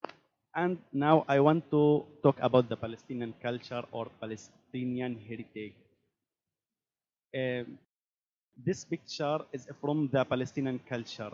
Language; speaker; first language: English; non-native, learner; Arabic